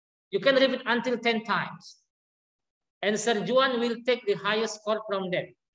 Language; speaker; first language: English; non-native, learner; Indonesian